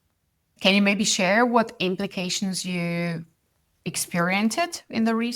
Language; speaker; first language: English; non-native, fluent; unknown